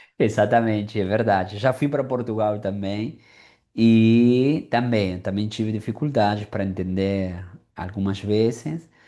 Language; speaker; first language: Portuguese; non-native, fluent; Spanish